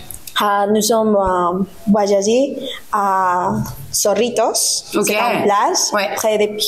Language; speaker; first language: French; non-native, learner; Spanish